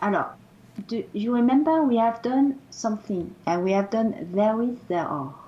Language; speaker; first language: English; non-native, fluent; French